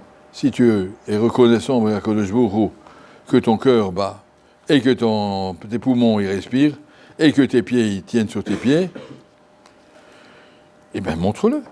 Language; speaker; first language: French; native; French